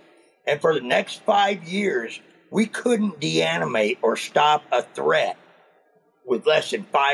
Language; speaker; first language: English; native; English